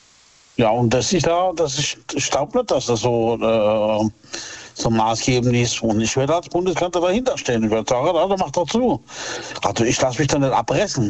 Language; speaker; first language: German; native; German